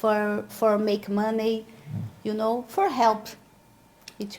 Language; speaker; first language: English; non-native, learner; Portuguese